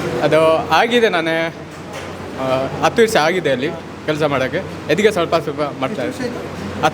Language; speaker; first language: Kannada; non-native, local second language; Odia